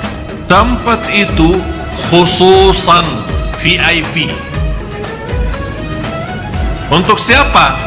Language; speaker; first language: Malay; non-native, fluent; Arabic